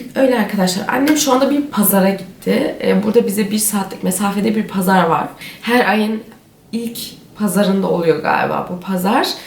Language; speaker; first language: Turkish; early bilingual, heritage; Turkish